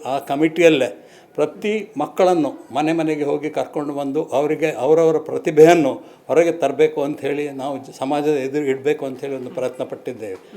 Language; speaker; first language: Kannada; native; Kannada